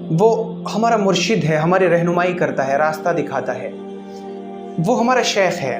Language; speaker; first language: Urdu; native; Urdu